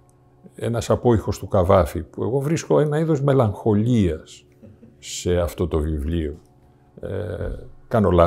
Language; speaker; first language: Greek; native; Greek